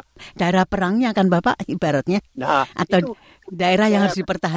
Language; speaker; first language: Indonesian; native; Indonesian